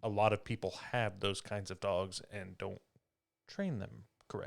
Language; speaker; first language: English; native; English